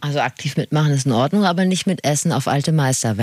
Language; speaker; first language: German; native; German